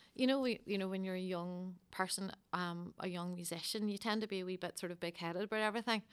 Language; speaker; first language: English; native; English